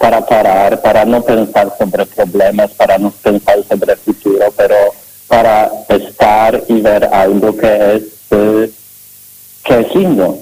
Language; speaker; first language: Spanish; non-native, learner; Polish